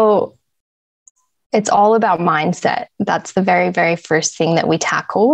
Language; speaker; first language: English; native; English